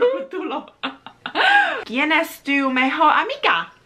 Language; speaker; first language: Spanish; non-native, learner; English